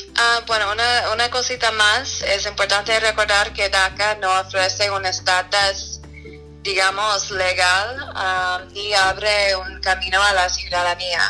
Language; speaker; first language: Spanish; non-native, fluent; English